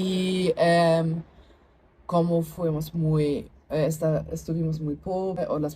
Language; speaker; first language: Spanish; non-native, learner; German